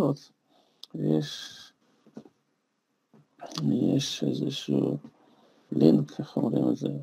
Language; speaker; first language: Hebrew; non-native, fluent; Russian